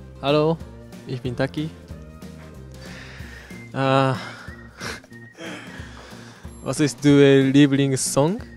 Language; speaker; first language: German; non-native, learner; Japanese